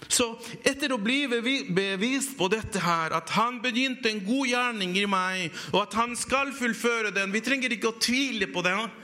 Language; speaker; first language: Norwegian; non-native, fluent; Spanish